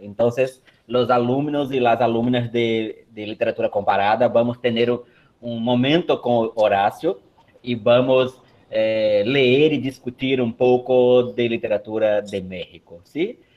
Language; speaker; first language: Spanish; non-native, fluent; Portuguese